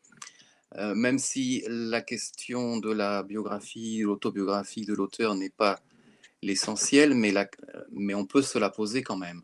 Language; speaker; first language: French; native; French